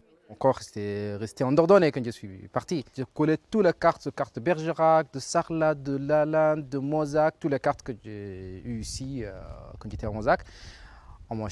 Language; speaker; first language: French; non-native, fluent; Arabic